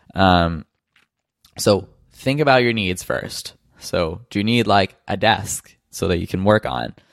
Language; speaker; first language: English; native; English